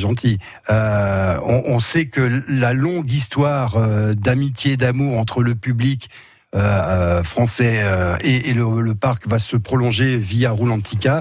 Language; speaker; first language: French; native; French